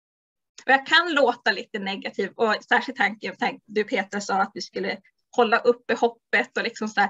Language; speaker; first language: Swedish; native; Swedish